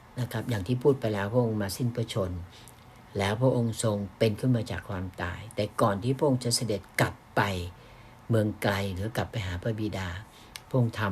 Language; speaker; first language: Thai; native; Thai